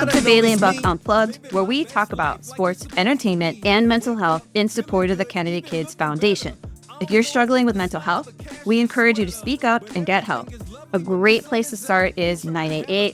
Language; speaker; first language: English; native; English